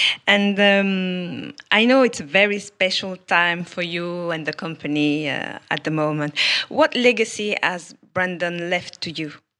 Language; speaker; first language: English; non-native, fluent; French